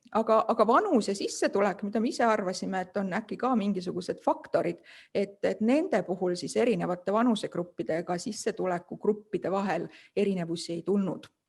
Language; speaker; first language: Estonian; native; Estonian